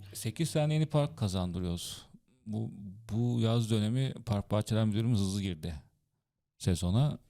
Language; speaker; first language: Turkish; native; Turkish